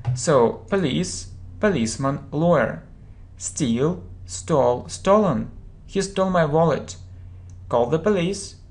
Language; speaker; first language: English; non-native, fluent; Russian